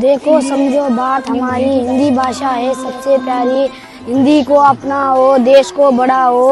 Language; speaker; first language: Hindi; non-native, local second language; Telugu